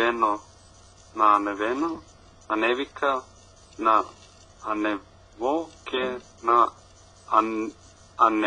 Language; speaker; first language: Greek; non-native, learner; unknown